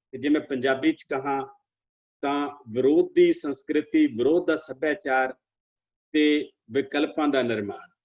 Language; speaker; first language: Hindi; non-native, local second language; Punjabi